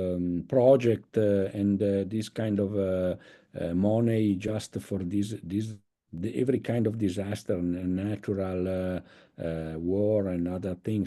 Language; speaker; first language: English; non-native, fluent; Italian